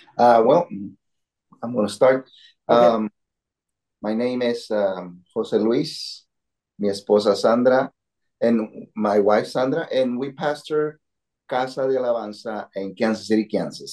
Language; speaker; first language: English; non-native, learner; Spanish